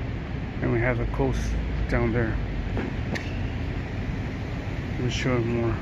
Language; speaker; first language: English; native; English